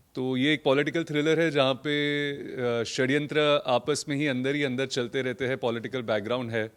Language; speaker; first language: Hindi; non-native, local second language; Gujarati